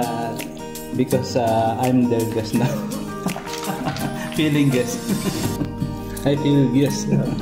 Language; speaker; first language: English; non-native, learner; Filipino